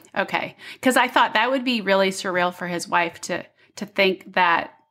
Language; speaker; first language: English; native; English